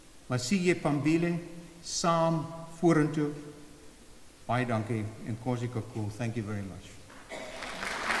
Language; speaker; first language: English; non-native, local second language; Afrikaans